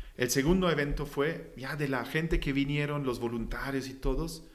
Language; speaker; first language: Spanish; non-native, fluent; German